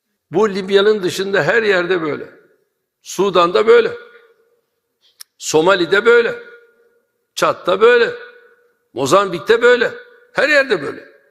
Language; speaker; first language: Turkish; native; Turkish